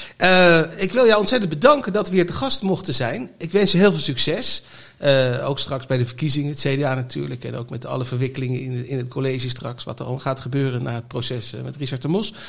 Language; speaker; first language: Dutch; native; Dutch